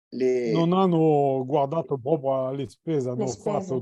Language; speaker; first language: Italian; non-native, fluent; French